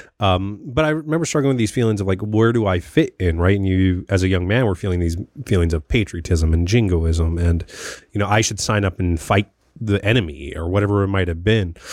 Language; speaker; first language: English; native; English